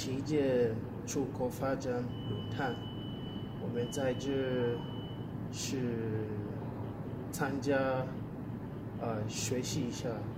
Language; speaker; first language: Chinese; non-native, fluent; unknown